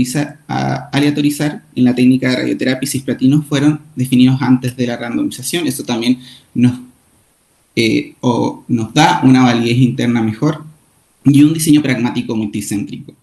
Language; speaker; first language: Spanish; native; Spanish